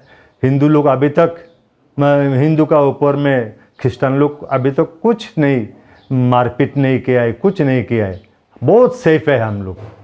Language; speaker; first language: Hindi; non-native, local second language; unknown